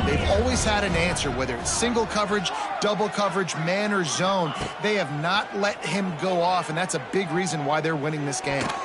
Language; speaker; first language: English; native; English